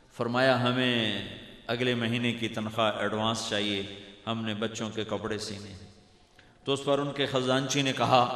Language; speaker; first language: Urdu; non-native, local second language; Punjabi